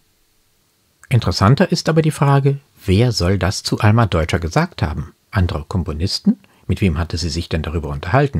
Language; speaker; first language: German; native; German